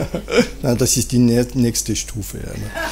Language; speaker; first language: German; non-native, fluent; French